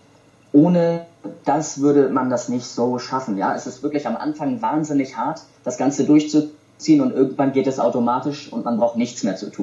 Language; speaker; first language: German; native; German